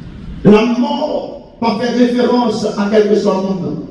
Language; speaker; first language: French; non-native, local second language; Haitian Creole